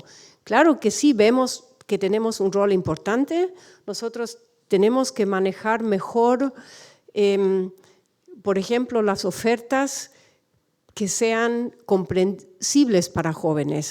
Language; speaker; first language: Spanish; non-native, fluent; German